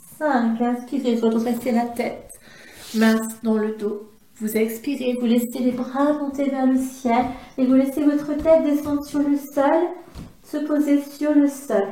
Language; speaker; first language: French; native; French